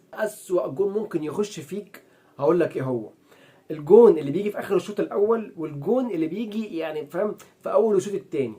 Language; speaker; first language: Arabic; native; Arabic